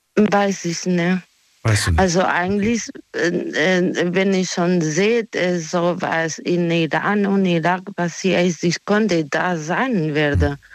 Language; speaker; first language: German; non-native, fluent; Spanish